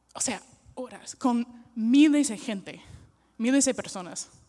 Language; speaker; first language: Spanish; non-native, fluent; English